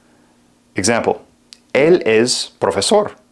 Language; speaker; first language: Spanish; non-native, fluent; English